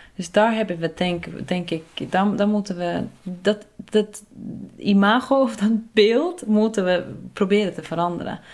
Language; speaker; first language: Dutch; non-native, fluent; Norwegian